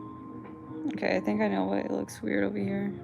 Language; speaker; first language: English; native; English